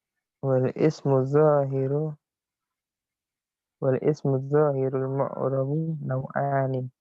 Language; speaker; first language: Arabic; non-native, learner; Indonesian